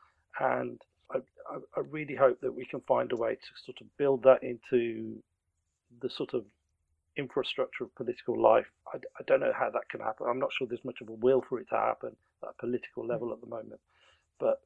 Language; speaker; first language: English; native; English